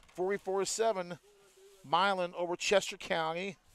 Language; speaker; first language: English; native; English